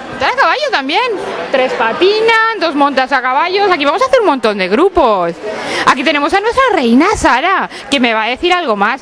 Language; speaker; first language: Spanish; native; Spanish